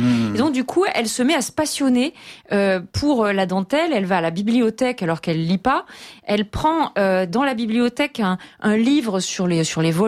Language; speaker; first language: French; native; French